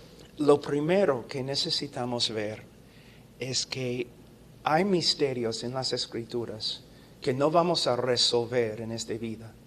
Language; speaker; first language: Spanish; non-native, fluent; English